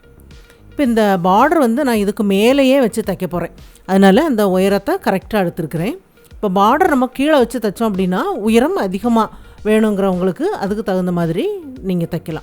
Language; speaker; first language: Tamil; native; Tamil